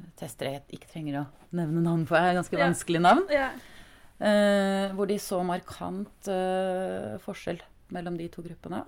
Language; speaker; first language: Norwegian; native; Norwegian